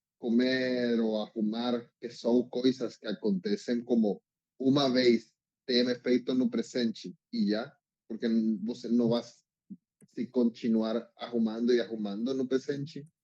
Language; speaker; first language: Portuguese; non-native, learner; Spanish